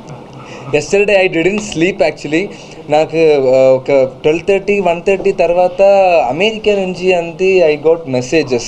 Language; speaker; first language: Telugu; non-native, learner; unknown